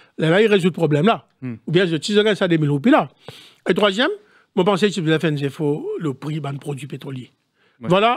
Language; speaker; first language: French; non-native, local second language; Morisyen